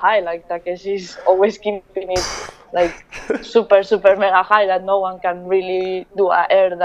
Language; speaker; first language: English; non-native, fluent; Spanish